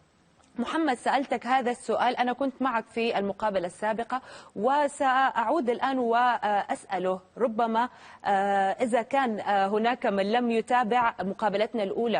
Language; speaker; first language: Arabic; native; Arabic